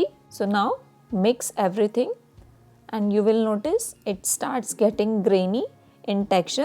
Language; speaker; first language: English; non-native, local second language; Hindi